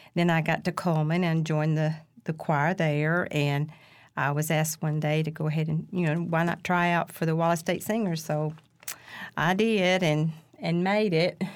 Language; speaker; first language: English; native; English